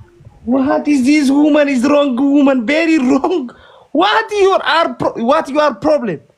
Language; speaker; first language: English; non-native, learner; Oromo